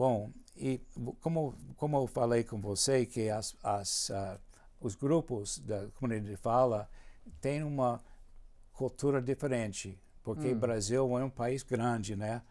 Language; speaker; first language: Portuguese; non-native, fluent; English